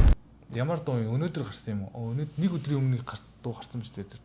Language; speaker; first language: Mongolian; native; Mongolian